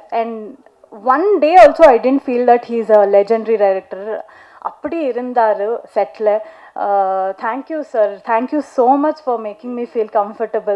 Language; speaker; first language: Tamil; non-native, learner; Kannada